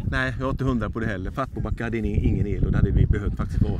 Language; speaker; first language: Swedish; native; Swedish